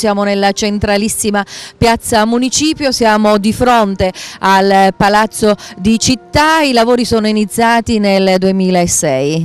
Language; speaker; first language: Italian; native; Italian